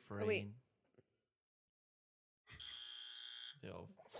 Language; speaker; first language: English; non-native, fluent; Spanish